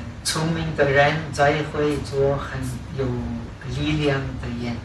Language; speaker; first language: Chinese; non-native, fluent; Czech